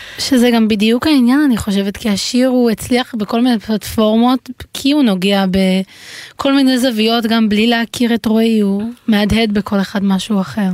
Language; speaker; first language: Hebrew; native; Hebrew